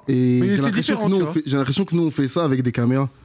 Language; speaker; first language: French; native; French